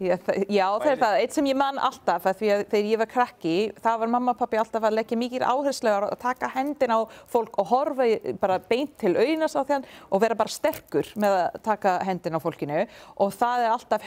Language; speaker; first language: Icelandic; non-native, fluent; English